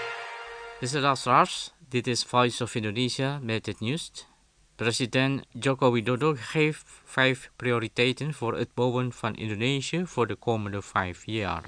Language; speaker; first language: Dutch; non-native, fluent; Indonesian